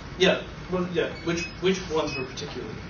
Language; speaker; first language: English; native; English